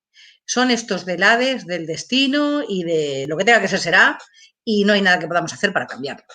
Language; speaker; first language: Spanish; native; Spanish